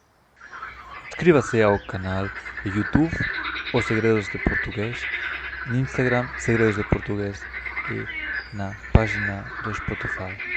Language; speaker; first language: Portuguese; non-native, fluent; Spanish